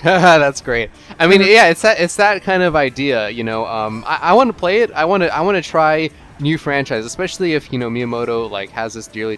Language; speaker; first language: English; native; English